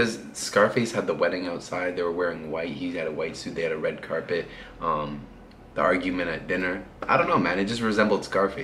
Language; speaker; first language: English; native; English